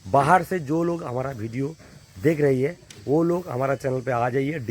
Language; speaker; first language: Hindi; non-native, local second language; Bangla